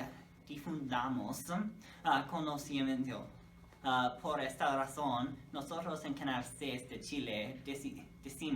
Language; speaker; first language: Spanish; non-native, learner; English